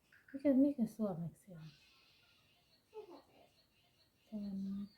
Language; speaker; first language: Finnish; non-native, learner; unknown